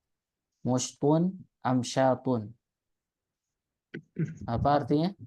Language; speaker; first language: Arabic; non-native, fluent; Indonesian